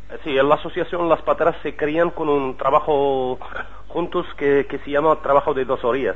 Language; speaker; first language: Spanish; non-native, learner; Arabic